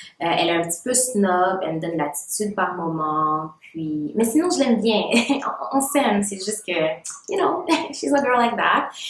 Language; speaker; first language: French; non-native, local second language; Haitian Creole